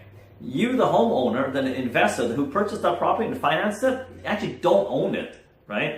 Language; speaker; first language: English; non-native, fluent; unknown